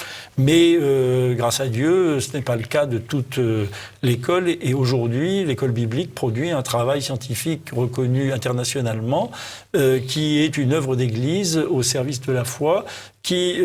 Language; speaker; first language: French; native; French